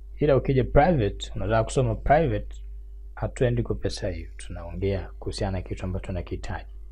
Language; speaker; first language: Swahili; native; Swahili